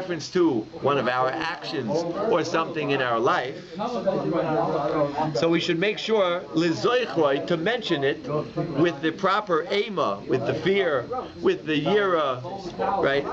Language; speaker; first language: English; native; English